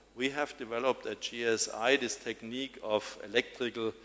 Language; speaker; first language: English; non-native, fluent; German